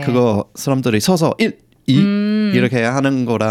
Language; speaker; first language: Korean; non-native, fluent; English